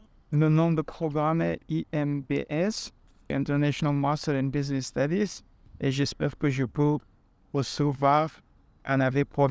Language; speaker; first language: French; non-native, learner; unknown